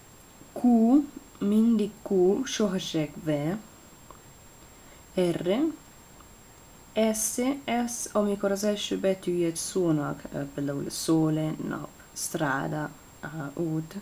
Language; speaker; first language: Hungarian; non-native, learner; Italian